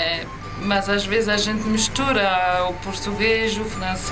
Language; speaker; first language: Portuguese; early bilingual, heritage; Portuguese